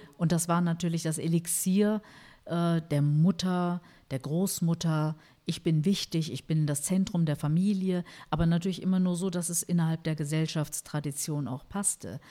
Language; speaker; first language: German; early bilingual, other home language; Turkish